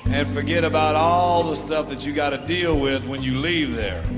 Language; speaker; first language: English; native; English